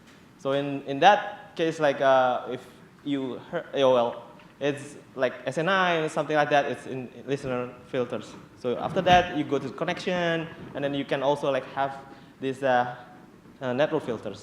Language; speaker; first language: English; non-native, fluent; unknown